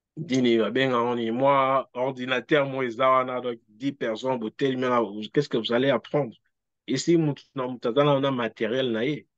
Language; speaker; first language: French; non-native, local second language; Lingala